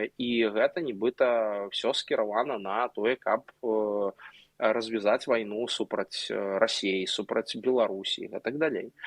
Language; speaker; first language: Belarusian; non-native, local second language; Russian